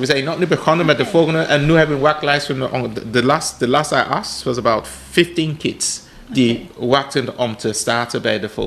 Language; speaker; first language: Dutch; non-native, fluent; English